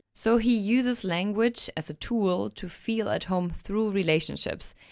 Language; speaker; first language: English; non-native, fluent; German